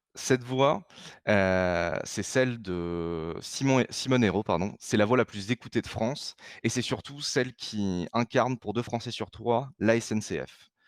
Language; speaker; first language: French; native; French